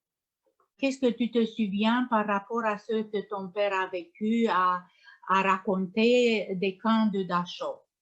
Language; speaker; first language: French; non-native, learner; Romanian